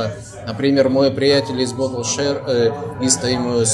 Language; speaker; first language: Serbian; non-native, fluent; Russian